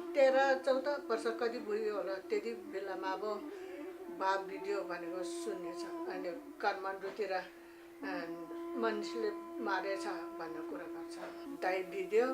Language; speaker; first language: Nepali; non-native, local second language; Tibetan